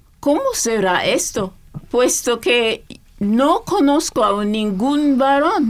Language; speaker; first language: Spanish; non-native, fluent; English